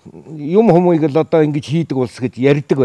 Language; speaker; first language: Mongolian; native; Mongolian